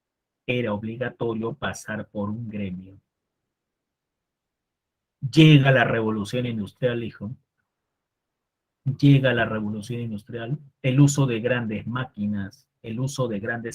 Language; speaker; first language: Spanish; native; Spanish